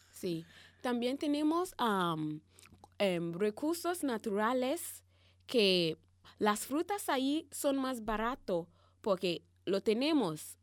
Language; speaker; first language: Spanish; non-native, learner; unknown